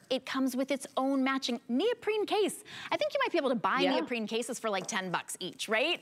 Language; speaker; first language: English; native; English